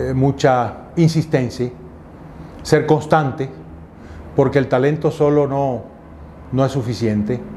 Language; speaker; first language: Spanish; native; Spanish